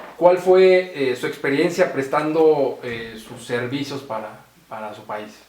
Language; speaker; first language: Spanish; native; Spanish